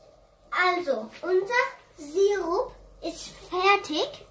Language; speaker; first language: German; non-native, fluent; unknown